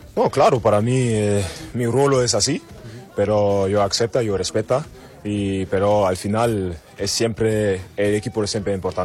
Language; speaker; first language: Spanish; non-native, learner; German